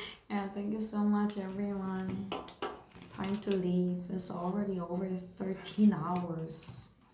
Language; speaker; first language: English; non-native, learner; Korean